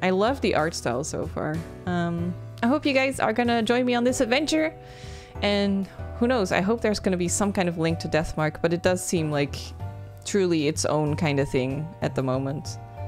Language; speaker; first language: English; non-native, fluent; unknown